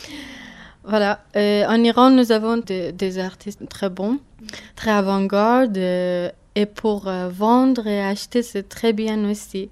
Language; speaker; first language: French; non-native, learner; Persian